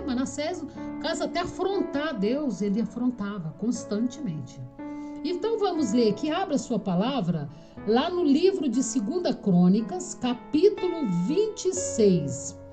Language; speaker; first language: Portuguese; native; Portuguese